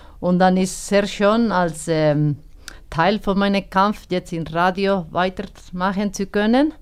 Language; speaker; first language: German; non-native, fluent; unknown